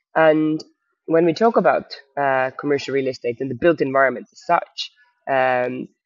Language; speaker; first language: English; non-native, fluent; Estonian